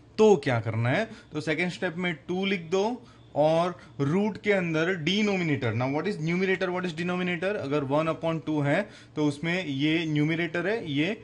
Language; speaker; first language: Hindi; non-native, local second language; Gujarati